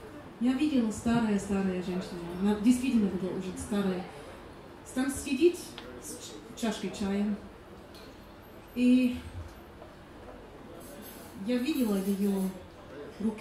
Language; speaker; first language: Russian; non-native, learner; German